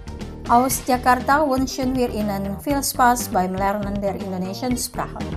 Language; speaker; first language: German; non-native, fluent; Indonesian